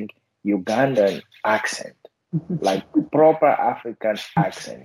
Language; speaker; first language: English; non-native, fluent; Portuguese